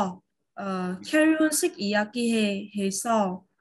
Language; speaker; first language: Korean; non-native, learner; Vietnamese